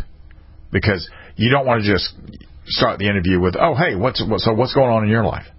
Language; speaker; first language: English; native; English